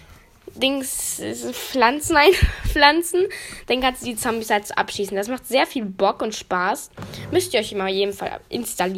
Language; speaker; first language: German; native; German